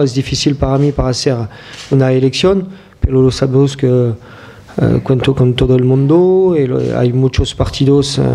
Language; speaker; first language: Spanish; non-native, fluent; French